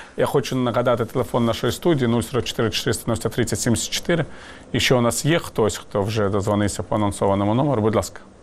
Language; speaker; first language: Ukrainian; native; Ukrainian